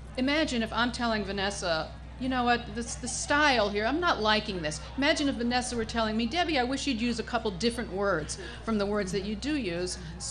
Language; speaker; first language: English; native; English